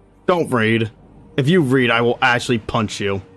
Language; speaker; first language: English; native; English